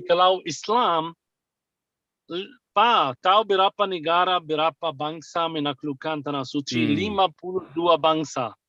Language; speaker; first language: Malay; non-native, fluent; Arabic